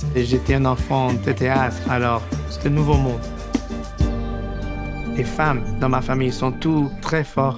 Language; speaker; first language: French; non-native, local second language; English